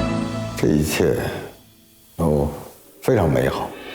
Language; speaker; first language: Chinese; native; Chinese